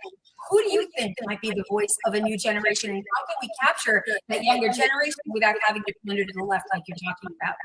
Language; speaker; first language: English; native; English